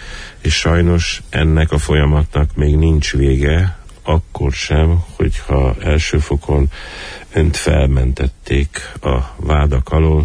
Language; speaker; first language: Hungarian; native; Hungarian